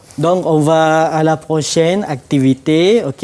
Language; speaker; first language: French; non-native, fluent; Malay